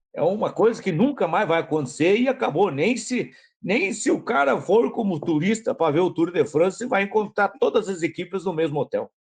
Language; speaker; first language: Portuguese; native; Portuguese